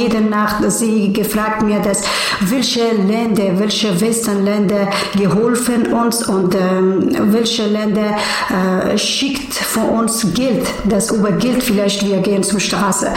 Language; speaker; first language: German; non-native, learner; Persian